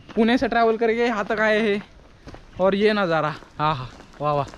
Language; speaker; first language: Hindi; non-native, local second language; Marathi